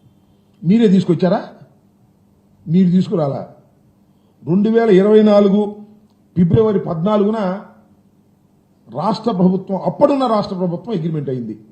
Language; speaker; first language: Telugu; native; Telugu